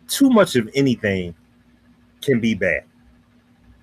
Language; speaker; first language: English; native; English